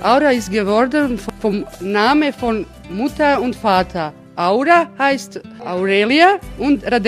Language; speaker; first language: German; non-native, fluent; Croatian